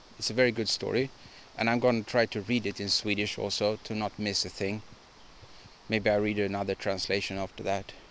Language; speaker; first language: English; non-native, fluent; Swedish